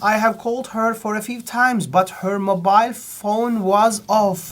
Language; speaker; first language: English; non-native, fluent; Turkish